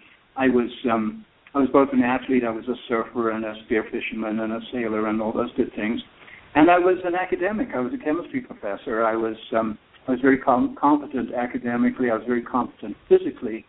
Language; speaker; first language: English; native; English